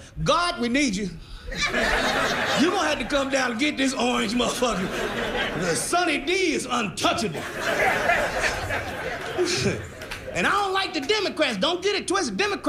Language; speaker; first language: English; native; English